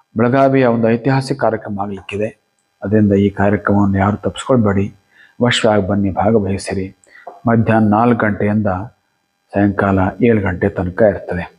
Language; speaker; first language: Kannada; native; Kannada